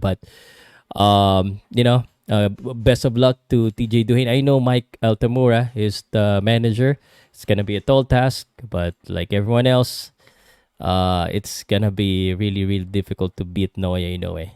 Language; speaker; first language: English; non-native, local second language; Filipino